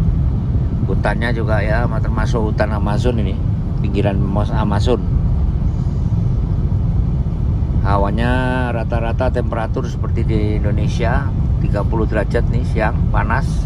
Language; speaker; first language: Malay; non-native, local second language; Javanese